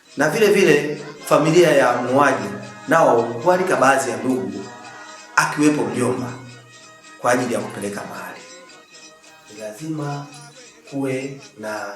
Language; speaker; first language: Swahili; non-native, local second language; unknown